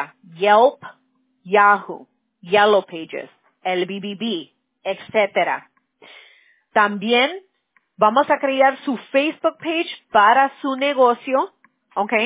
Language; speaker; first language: Spanish; early bilingual, heritage; Spanish